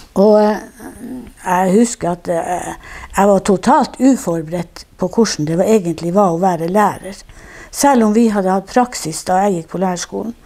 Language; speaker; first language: Norwegian; native; Norwegian